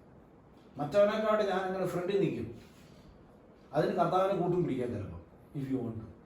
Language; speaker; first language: Malayalam; native; Malayalam